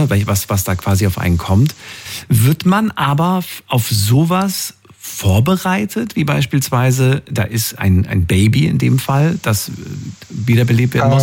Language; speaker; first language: German; native; German